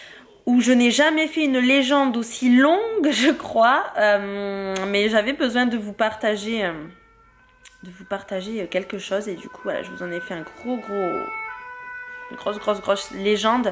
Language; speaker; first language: French; native; French